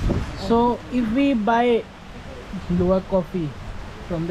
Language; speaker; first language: English; non-native, local second language; Hindi